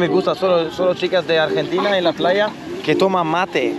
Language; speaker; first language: Spanish; non-native, learner; Swedish